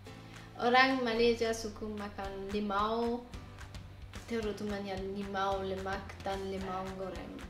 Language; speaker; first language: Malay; non-native, learner; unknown